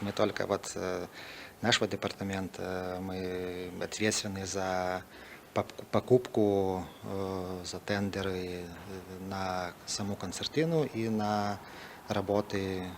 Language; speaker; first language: Russian; non-native, fluent; Lithuanian